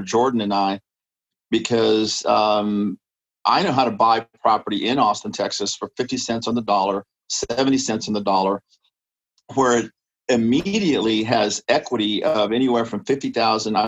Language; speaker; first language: English; native; English